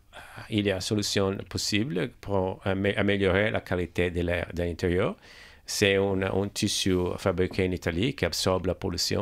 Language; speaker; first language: French; non-native, learner; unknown